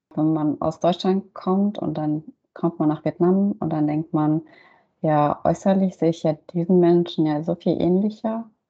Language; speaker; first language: German; native; German